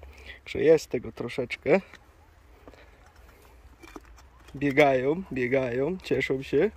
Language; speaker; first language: Polish; native; Polish